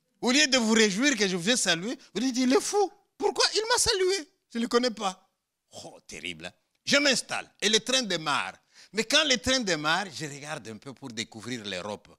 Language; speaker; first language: French; non-native, local second language; Luba-Lulua